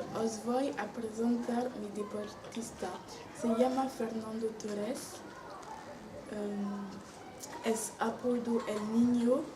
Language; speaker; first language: Spanish; non-native, learner; French